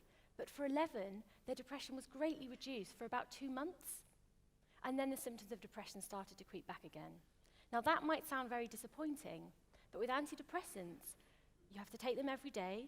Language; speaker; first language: English; native; English